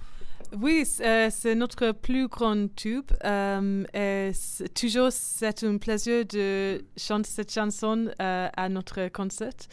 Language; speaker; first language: French; non-native, learner; English